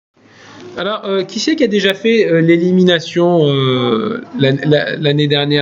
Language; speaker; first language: French; native; French